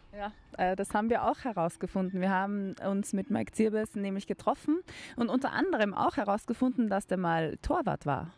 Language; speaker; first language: German; native; German